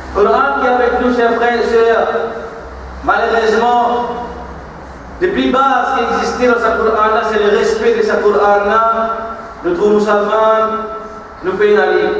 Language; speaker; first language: French; non-native, local second language; Morisyen